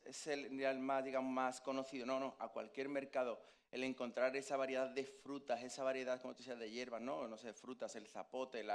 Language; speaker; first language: Spanish; native; Spanish